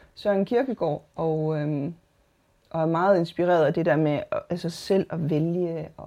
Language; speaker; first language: Danish; native; Danish